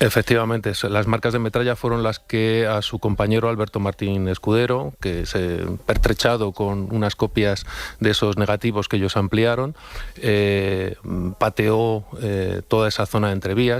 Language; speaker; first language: Spanish; native; Spanish